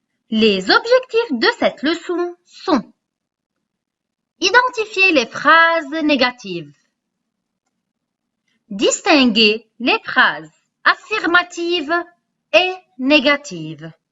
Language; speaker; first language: French; non-native, local second language; Arabic